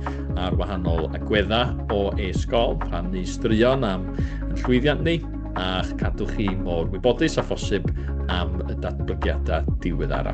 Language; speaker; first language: Welsh; native; Welsh